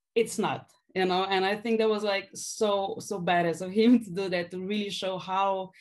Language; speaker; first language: English; non-native, fluent; Slovenian